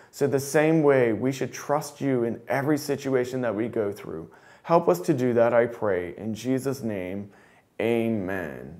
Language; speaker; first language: English; native; English